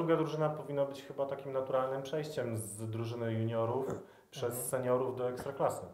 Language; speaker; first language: Polish; native; Polish